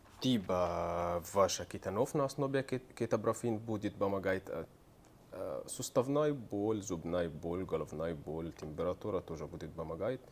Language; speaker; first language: Russian; non-native, learner; Arabic